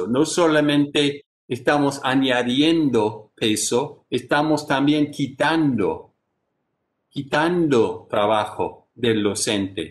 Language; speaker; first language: Spanish; non-native, fluent; English